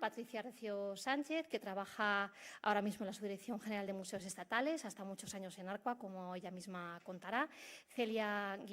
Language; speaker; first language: Spanish; native; Spanish